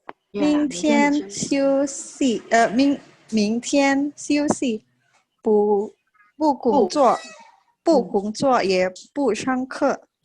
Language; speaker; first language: Chinese; non-native, learner; Indonesian